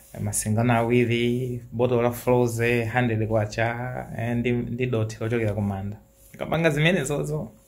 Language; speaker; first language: Nyanja; native; Nyanja